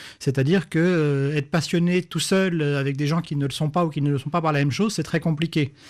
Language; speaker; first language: French; native; French